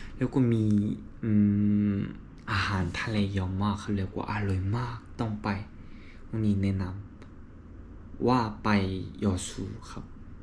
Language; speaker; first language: Thai; non-native, learner; Korean